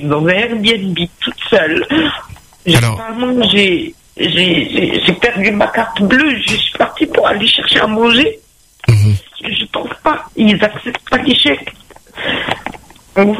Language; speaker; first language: French; non-native, local second language; Arabic